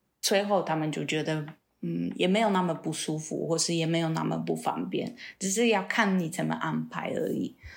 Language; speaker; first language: Chinese; non-native, fluent; Polish